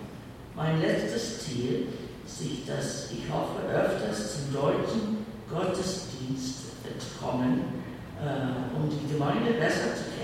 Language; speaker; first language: German; early bilingual, heritage; English